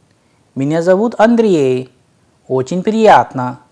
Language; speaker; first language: Russian; non-native, fluent; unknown